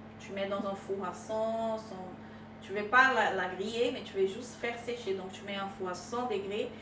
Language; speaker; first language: French; non-native, fluent; Portuguese